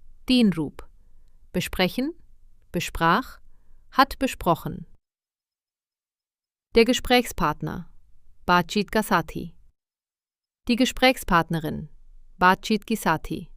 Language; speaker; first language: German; non-native, fluent; Hindi